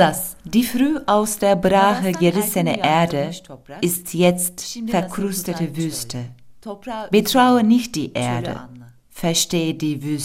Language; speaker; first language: German; non-native, fluent; Turkish